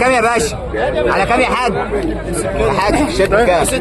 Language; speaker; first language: Arabic; native; Arabic